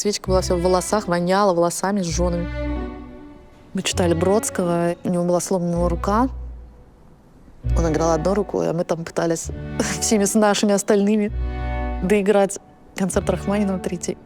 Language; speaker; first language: Russian; native; Russian